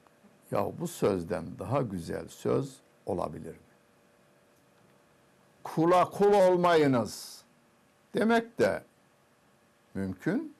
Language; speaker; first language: Turkish; native; Turkish